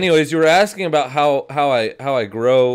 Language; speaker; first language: English; native; English